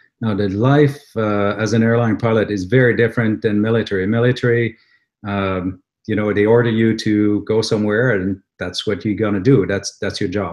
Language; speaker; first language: English; native; English